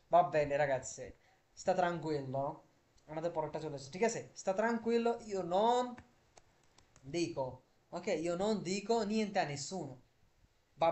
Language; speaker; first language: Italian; non-native, fluent; Bangla